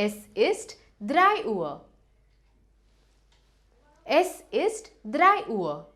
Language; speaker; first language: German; non-native, fluent; Hindi